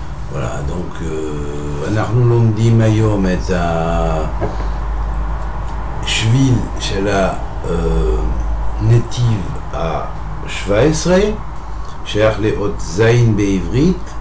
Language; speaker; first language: Hebrew; non-native, fluent; French